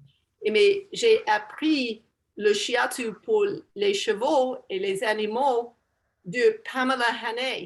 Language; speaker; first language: French; non-native, learner; English